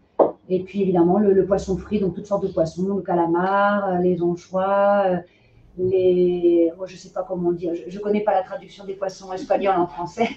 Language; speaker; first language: French; native; French